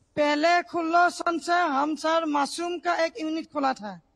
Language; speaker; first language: Hindi; non-native, local second language; Assamese